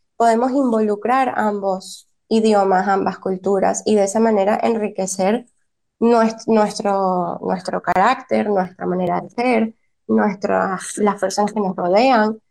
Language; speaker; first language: Spanish; native; Spanish